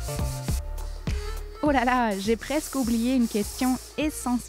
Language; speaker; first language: French; non-native, fluent; German